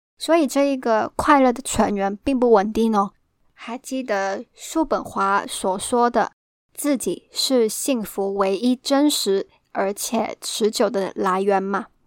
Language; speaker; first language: Chinese; non-native, local second language; Cantonese